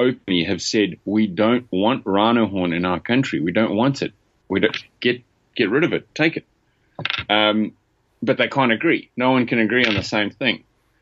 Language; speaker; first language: English; native; English